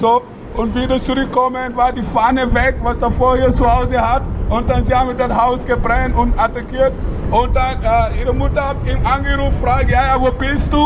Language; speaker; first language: German; non-native, learner; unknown